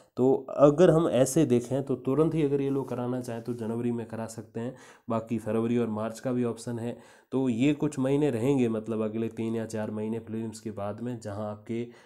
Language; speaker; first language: Hindi; native; Hindi